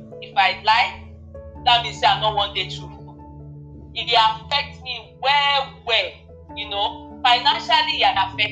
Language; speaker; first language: Nigerian Pidgin; non-native, local second language; Yoruba